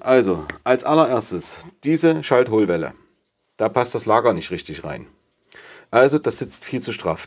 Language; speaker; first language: German; native; German